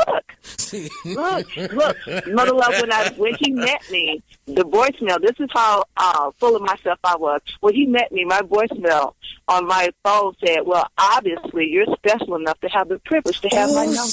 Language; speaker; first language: English; native; English